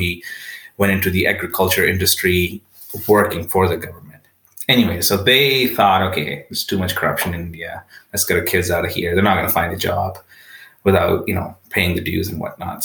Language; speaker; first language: English; non-native, local second language; Punjabi